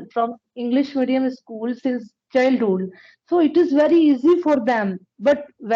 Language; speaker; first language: English; non-native, local second language; Punjabi